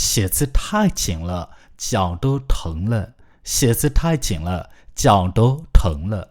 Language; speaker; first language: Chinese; non-native, fluent; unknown